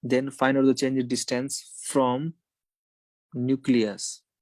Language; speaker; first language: English; non-native, local second language; Nepali